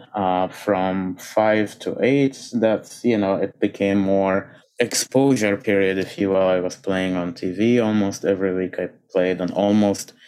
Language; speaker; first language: English; non-native, fluent; Arabic